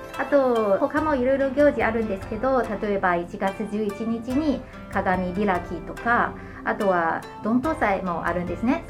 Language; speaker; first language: Japanese; non-native, fluent; Chinese